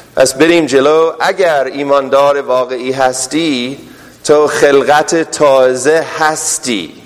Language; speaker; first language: Persian; non-native, fluent; English